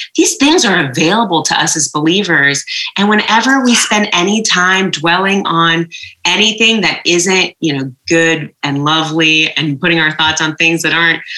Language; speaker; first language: English; native; English